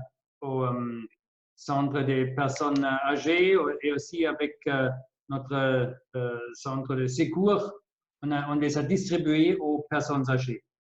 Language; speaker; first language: French; non-native, fluent; German